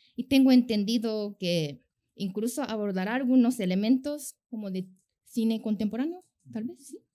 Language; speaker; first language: Spanish; non-native, fluent; Japanese